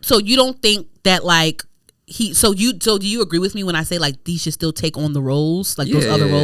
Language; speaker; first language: English; native; English